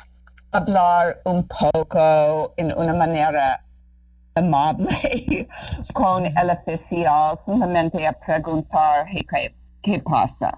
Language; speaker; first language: Spanish; non-native, fluent; English